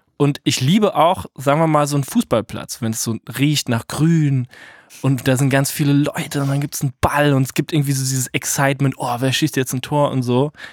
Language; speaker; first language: German; native; German